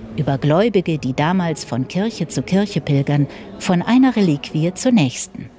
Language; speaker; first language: German; native; German